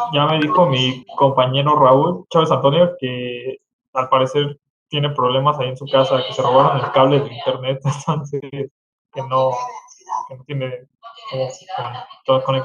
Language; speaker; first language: Spanish; native; Spanish